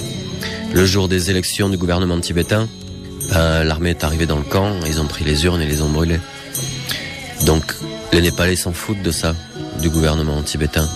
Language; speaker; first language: French; native; French